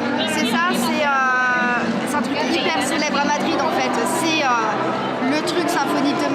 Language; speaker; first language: French; native; French